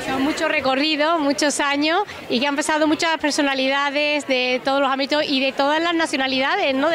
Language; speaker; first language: Spanish; native; Spanish